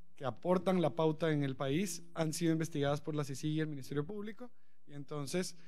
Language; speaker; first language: Spanish; native; Spanish